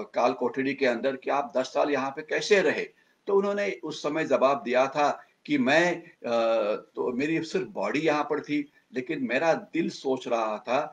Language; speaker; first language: Hindi; non-native, local second language; Marathi